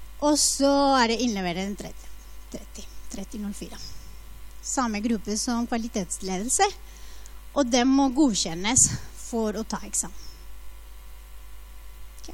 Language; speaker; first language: Norwegian; non-native, fluent; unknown